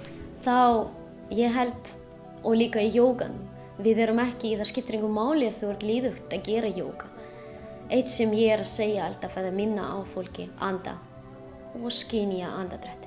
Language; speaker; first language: Icelandic; non-native, learner; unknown